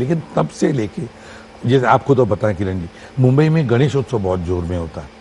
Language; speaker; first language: Hindi; non-native, local second language; Marathi